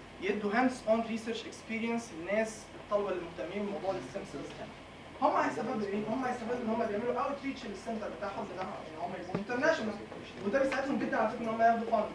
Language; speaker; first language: Arabic; native; Arabic